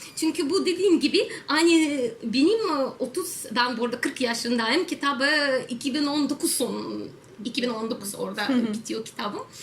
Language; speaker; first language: Turkish; non-native, fluent; Russian